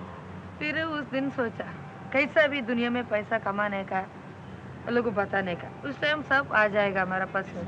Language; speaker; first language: Hindi; non-native, local second language; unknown